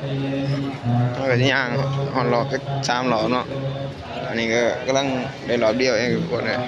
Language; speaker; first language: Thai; non-native, local second language; Lao